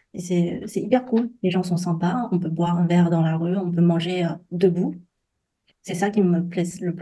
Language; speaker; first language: French; non-native, fluent; Chinese